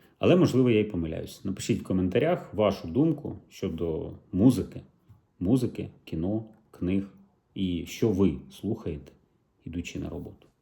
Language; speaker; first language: Ukrainian; native; Ukrainian